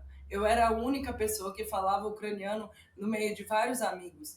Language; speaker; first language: Portuguese; non-native, fluent; Ukrainian